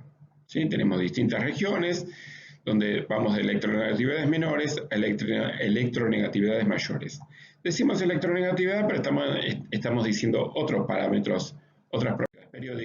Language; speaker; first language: Spanish; native; Spanish